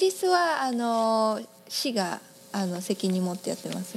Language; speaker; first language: Japanese; native; Japanese